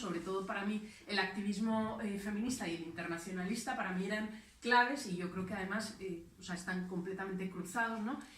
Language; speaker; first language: Spanish; early bilingual, other home language; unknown